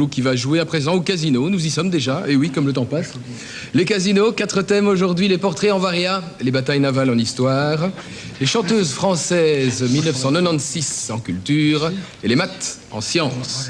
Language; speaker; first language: French; native; French